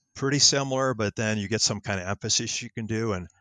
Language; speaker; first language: English; native; English